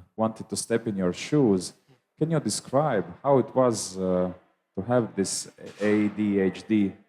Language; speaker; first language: English; non-native, fluent; Latvian